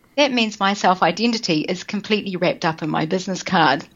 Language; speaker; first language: English; native; English